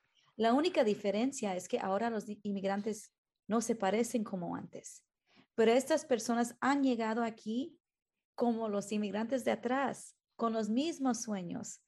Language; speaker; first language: Spanish; early bilingual, heritage; Spanish